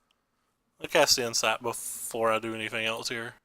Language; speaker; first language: English; native; English